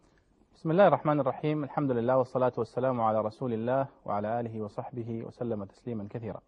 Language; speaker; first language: Arabic; native; Arabic